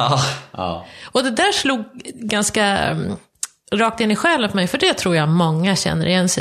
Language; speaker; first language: Swedish; native; Swedish